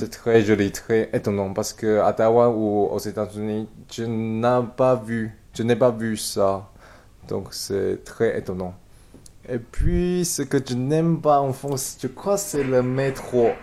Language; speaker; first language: French; non-native, learner; Chinese